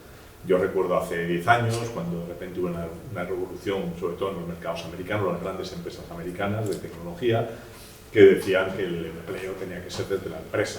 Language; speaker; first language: Spanish; native; Spanish